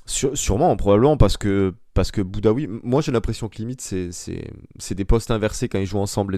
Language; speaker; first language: French; native; French